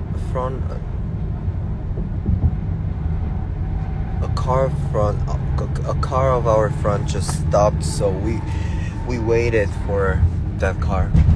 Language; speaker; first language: English; non-native, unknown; Korean